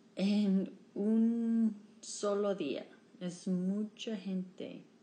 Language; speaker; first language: Spanish; non-native, learner; English